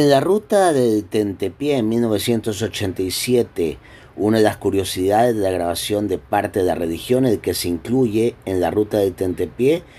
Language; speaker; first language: Spanish; native; Spanish